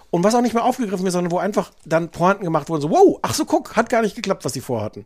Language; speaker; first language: German; native; German